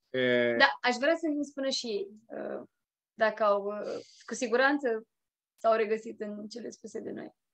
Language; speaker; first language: Romanian; native; Romanian